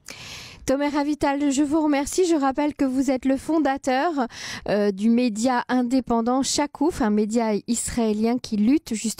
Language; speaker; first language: French; native; French